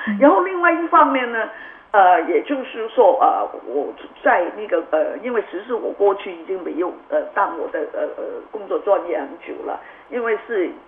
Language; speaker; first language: Chinese; non-native, local second language; Cantonese